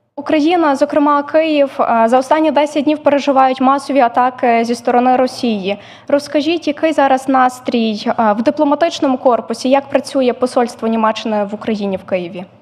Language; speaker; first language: Ukrainian; native; Ukrainian